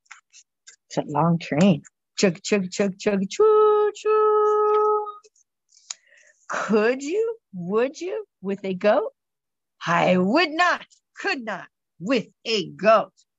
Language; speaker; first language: English; native; English